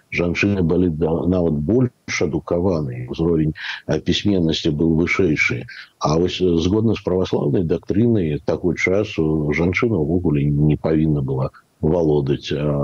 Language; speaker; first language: Belarusian; native; Belarusian